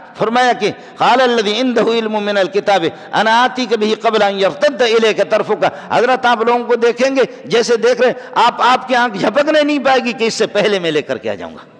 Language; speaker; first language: Urdu; non-native, local second language; Baluchi